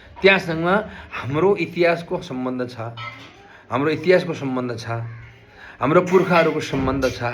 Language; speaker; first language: Nepali; non-native, local second language; Gurung